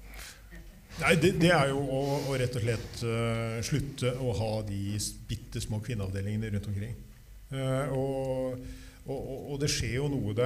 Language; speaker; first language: Norwegian; native; Norwegian